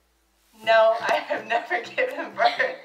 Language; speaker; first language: English; native; English